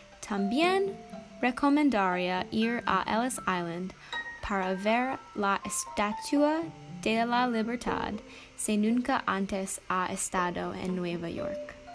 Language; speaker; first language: Spanish; non-native, learner; English